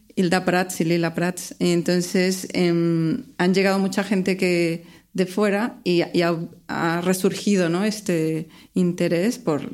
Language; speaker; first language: Spanish; native; Spanish